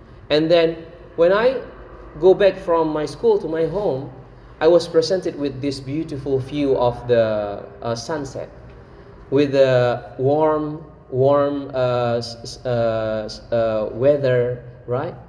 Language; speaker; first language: English; non-native, fluent; Achinese